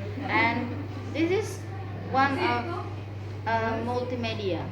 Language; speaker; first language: English; non-native, fluent; Indonesian